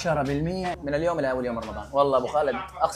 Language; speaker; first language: Arabic; native; Arabic